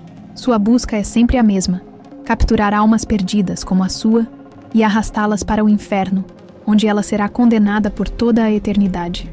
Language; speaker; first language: Portuguese; native; Portuguese